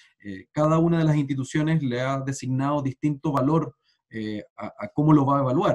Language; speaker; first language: Spanish; native; Spanish